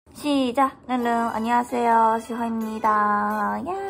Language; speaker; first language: Korean; non-native, learner; Japanese